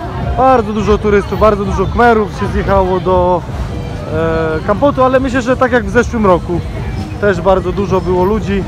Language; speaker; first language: Polish; native; Polish